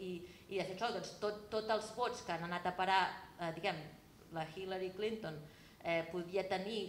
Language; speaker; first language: Catalan; native; Catalan